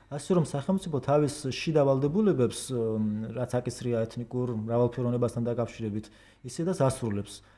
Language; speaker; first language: Georgian; non-native, local second language; Kurdish